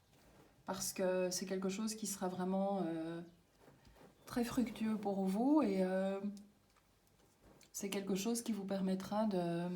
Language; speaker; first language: French; native; French